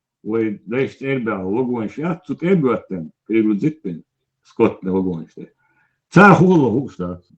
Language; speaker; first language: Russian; non-native, local second language; Chechen